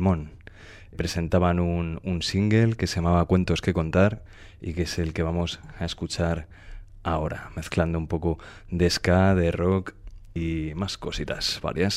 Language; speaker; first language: Spanish; native; Spanish